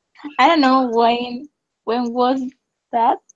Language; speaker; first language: English; non-native, learner; Spanish